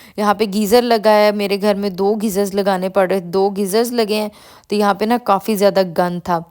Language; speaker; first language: Urdu; non-native, local second language; Punjabi